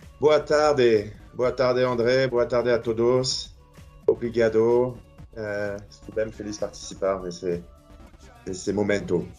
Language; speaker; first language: Portuguese; non-native, fluent; French